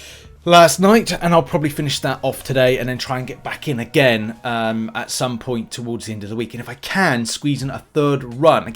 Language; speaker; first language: English; native; English